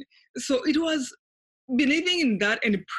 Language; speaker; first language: English; non-native, local second language; Kinyarwanda